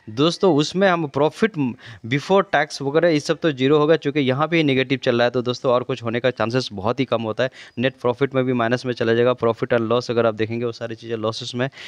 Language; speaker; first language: Hindi; native; Hindi